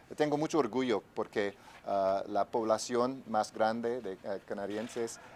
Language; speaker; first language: Spanish; non-native, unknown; English